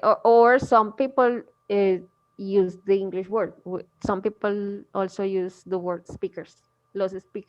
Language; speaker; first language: English; non-native, fluent; Spanish